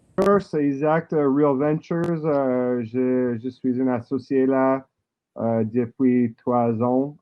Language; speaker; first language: French; non-native, learner; English